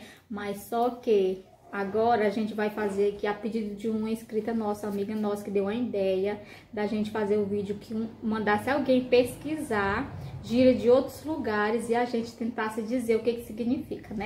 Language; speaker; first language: Portuguese; native; Portuguese